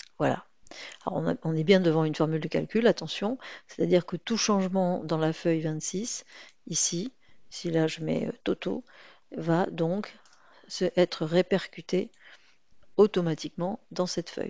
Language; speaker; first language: French; native; French